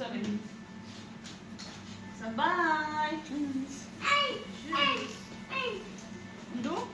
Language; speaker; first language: German; non-native, learner; Filipino